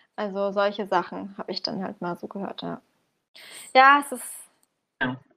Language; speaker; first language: German; early bilingual, other home language; Persian